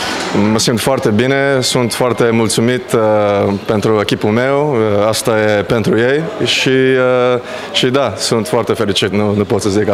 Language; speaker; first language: Romanian; non-native, learner; Bulgarian